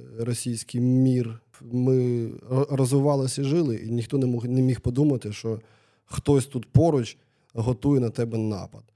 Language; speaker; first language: Ukrainian; non-native, local second language; Russian